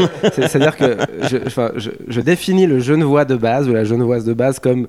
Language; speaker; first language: French; native; French